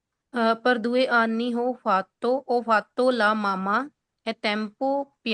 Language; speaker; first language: Italian; non-native, learner; Punjabi